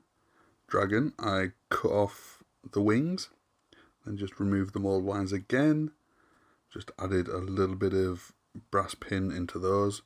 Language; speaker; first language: English; native; English